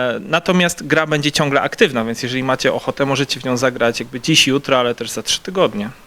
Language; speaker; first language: Polish; native; Polish